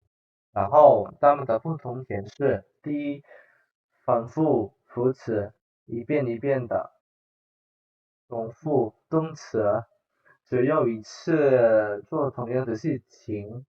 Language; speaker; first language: Chinese; non-native, fluent; Indonesian